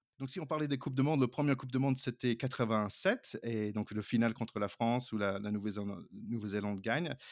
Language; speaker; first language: French; non-native, fluent; English